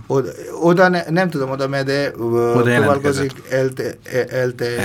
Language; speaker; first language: Hungarian; non-native, fluent; Bangla